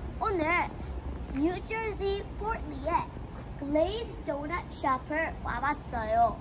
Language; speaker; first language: Korean; early bilingual, heritage; Korean